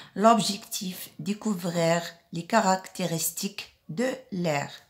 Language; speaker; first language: French; non-native, local second language; Arabic